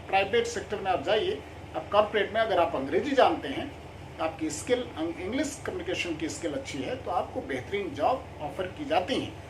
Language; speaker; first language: Hindi; native; Hindi